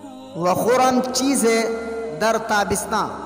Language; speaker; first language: Persian; non-native, learner; Urdu